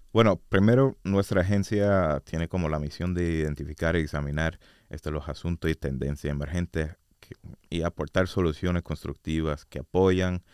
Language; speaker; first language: Spanish; non-native, fluent; English